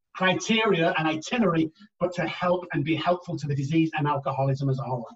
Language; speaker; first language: English; native; English